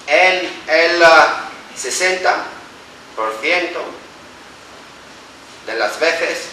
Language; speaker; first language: Spanish; non-native, fluent; Italian